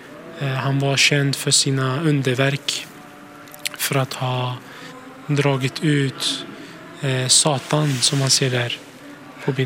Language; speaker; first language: Swedish; early bilingual, other home language; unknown